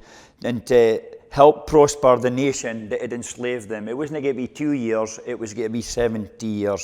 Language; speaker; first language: English; native; English